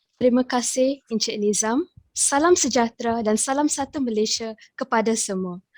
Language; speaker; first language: Malay; non-native, local second language; English